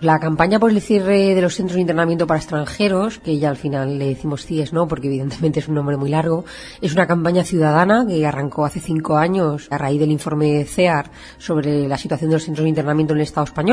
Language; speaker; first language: Spanish; native; Spanish